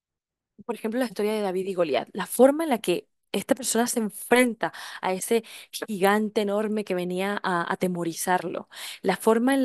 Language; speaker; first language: Spanish; native; Spanish